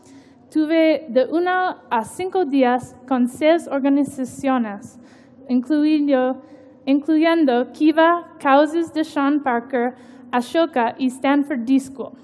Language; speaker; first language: Spanish; non-native, learner; English